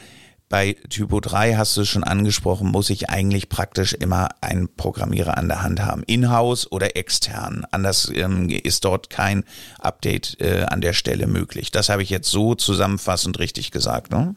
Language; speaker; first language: German; native; German